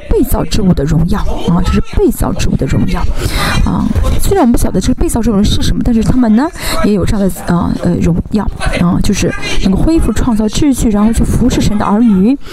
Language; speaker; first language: Chinese; non-native, fluent; Korean